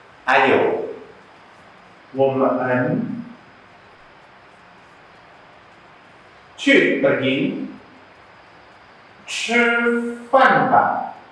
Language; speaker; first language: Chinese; non-native, fluent; Indonesian